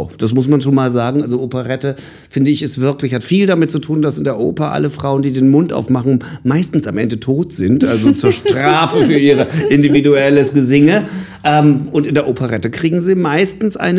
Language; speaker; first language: German; native; German